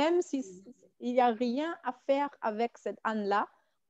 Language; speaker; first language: French; non-native, fluent; German